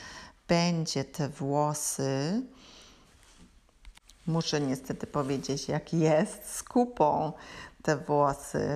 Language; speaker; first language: Polish; non-native, learner; German